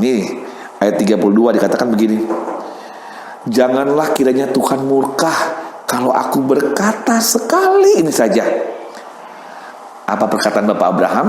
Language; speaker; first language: Indonesian; native; Indonesian